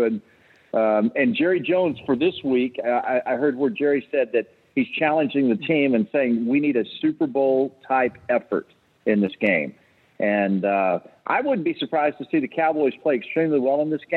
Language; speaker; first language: English; native; English